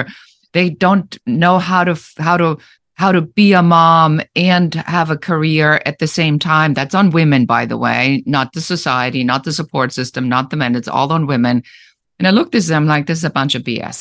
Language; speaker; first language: English; non-native, fluent; German